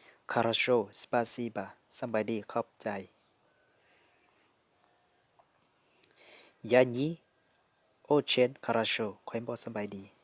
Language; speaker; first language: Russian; non-native, learner; Lao